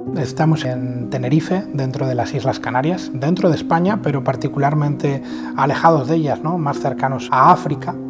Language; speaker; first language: Spanish; native; Spanish